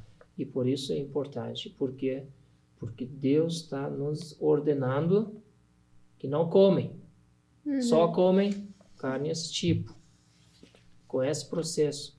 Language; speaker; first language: Portuguese; non-native, learner; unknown